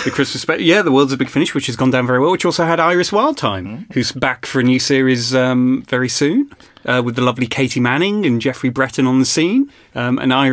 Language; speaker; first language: English; native; English